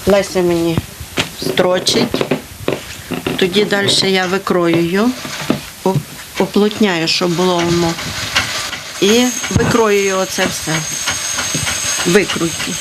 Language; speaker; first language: Ukrainian; native; Ukrainian